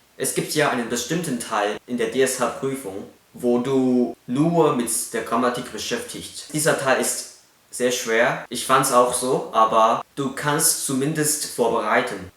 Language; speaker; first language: German; non-native, fluent; Cantonese